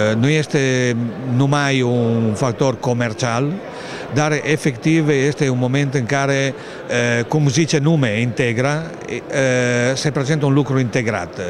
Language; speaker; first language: Romanian; non-native, fluent; Italian